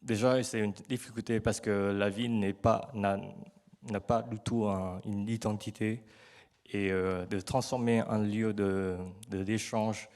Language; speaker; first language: French; non-native, learner; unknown